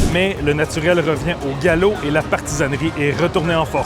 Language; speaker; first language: French; native; French